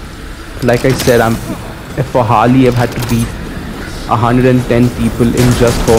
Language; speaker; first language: English; native; English